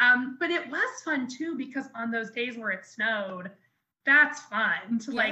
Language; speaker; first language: English; native; English